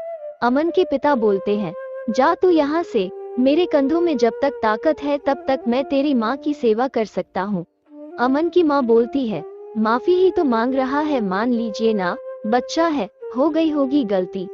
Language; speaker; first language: Hindi; native; Hindi